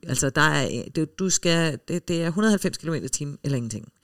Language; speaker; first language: Danish; early bilingual, heritage; Danish